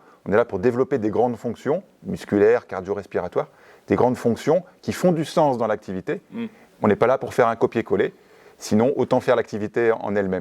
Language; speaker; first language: French; native; French